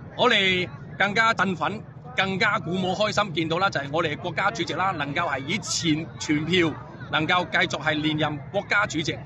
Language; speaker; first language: Chinese; non-native, local second language; Cantonese